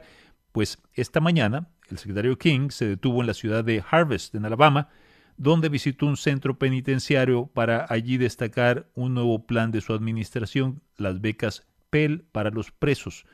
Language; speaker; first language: Spanish; native; Spanish